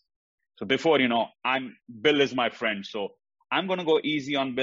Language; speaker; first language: English; non-native, local second language; Tamil